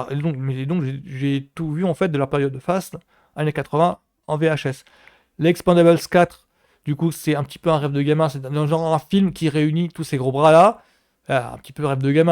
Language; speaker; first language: French; native; French